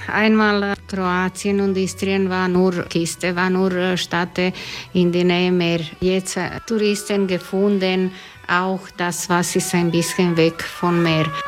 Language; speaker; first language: German; non-native, learner; Croatian